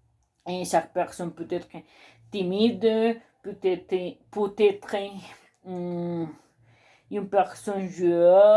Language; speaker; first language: French; non-native, learner; Spanish